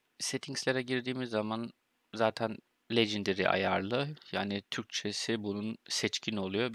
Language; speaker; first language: Turkish; early bilingual, heritage; Turkish